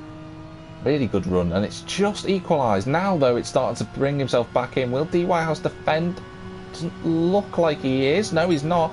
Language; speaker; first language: English; native; English